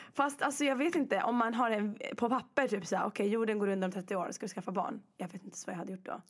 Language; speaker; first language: Swedish; early bilingual, other home language; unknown